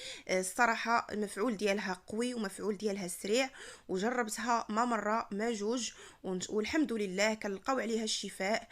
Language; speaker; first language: Arabic; native; Arabic